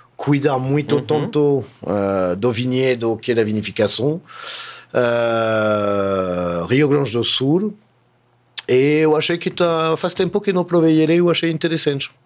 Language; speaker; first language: Portuguese; non-native, fluent; French